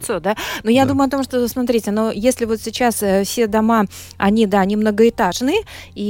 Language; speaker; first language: Russian; native; Russian